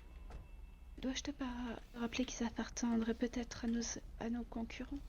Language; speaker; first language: French; native; French